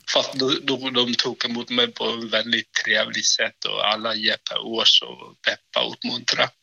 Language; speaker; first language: Swedish; non-native, fluent; Vietnamese